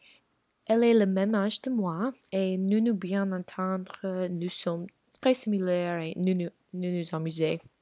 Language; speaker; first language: French; non-native, learner; English